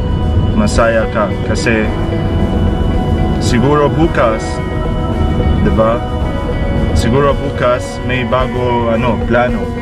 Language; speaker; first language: Filipino; non-native, learner; Arabic